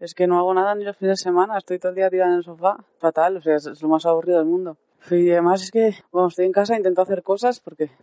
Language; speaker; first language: Spanish; native; Spanish